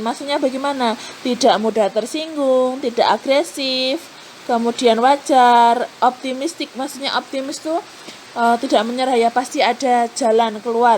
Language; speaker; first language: Indonesian; native; Indonesian